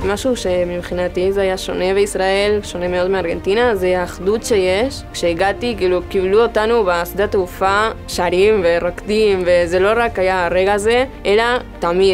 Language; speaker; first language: Hebrew; early bilingual, heritage; Spanish